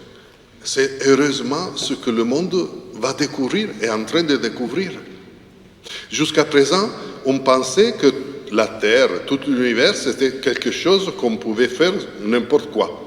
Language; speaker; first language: French; non-native, fluent; Italian